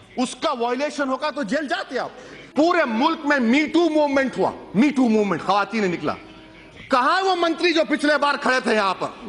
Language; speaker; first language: Urdu; native; Urdu